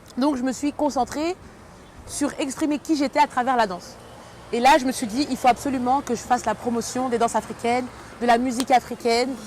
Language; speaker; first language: French; early bilingual, other home language; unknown